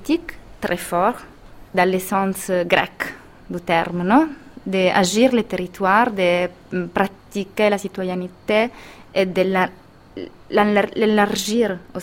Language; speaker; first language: French; non-native, fluent; Italian